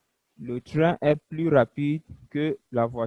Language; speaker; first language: French; non-native, fluent; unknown